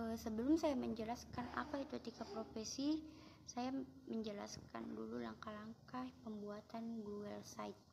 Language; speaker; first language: Indonesian; native; Indonesian